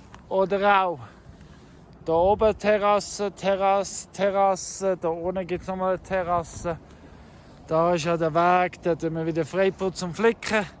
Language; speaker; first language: German; native; German